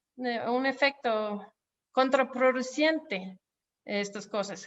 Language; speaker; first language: Spanish; non-native, fluent; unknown